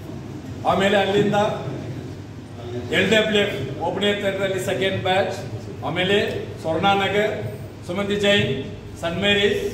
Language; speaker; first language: Kannada; non-native, local second language; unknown